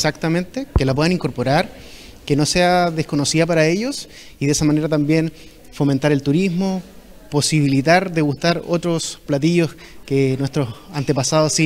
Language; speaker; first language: Spanish; native; Spanish